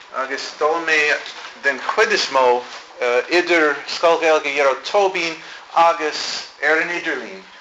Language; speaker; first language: Irish; non-native, fluent; English